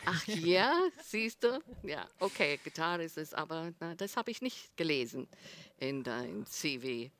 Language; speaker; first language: German; non-native, learner; English